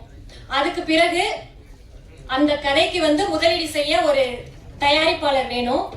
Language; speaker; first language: Tamil; native; Tamil